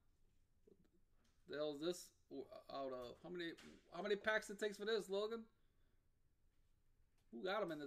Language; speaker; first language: English; native; English